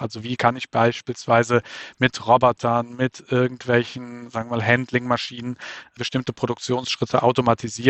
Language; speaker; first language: German; native; German